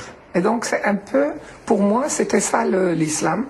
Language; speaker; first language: French; non-native, local second language; Arabic